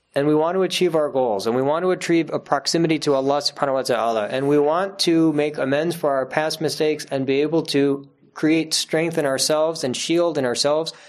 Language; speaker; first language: English; native; English